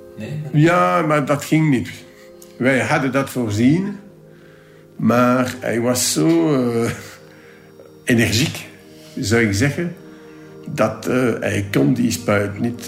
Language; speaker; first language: Dutch; non-native, local second language; French